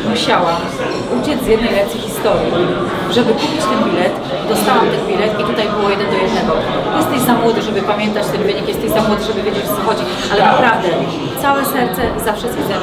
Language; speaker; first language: Polish; native; Polish